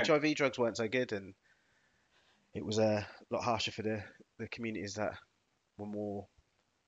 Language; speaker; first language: English; native; English